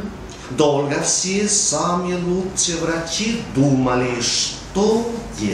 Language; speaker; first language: Russian; non-native, learner; Spanish